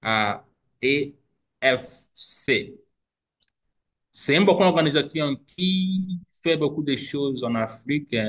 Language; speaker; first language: French; non-native, learner; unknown